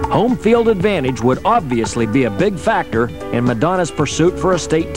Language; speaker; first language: English; native; English